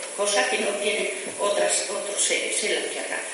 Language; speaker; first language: Spanish; native; Spanish